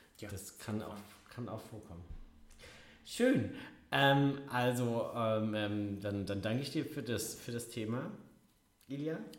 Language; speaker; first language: German; native; German